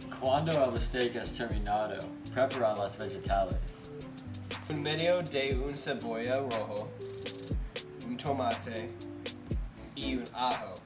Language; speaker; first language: Spanish; non-native, learner; English